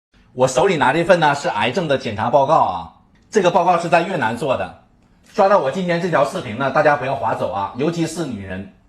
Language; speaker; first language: Chinese; native; Chinese